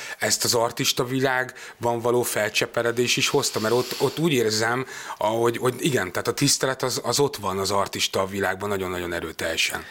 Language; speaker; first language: Hungarian; native; Hungarian